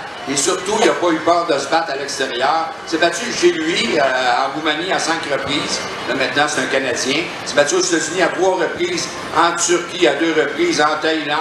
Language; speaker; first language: French; native; French